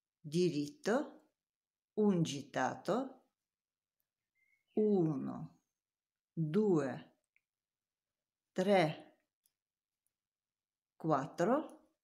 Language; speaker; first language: Italian; non-native, learner; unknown